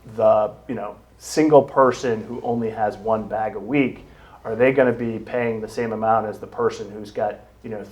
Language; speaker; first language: English; native; English